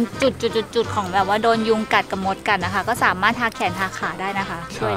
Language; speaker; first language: Thai; native; Thai